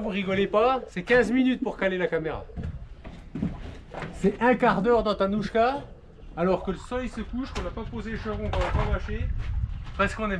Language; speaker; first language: French; native; French